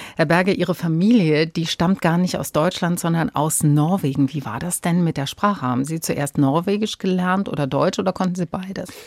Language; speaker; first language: German; native; German